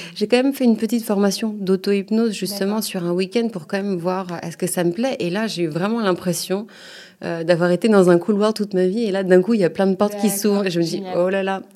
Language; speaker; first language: French; native; French